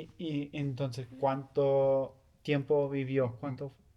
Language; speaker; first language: Spanish; non-native, fluent; English